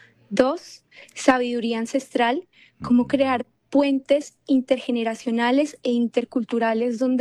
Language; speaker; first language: Spanish; native; Spanish